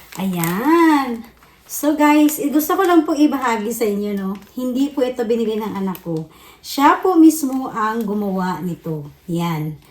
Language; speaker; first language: Filipino; native; Filipino